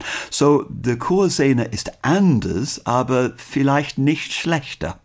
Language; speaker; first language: German; non-native, fluent; English